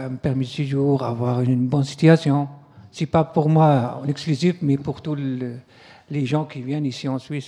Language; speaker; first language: French; non-native, learner; Arabic